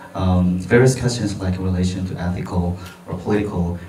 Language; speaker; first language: English; non-native, fluent; Korean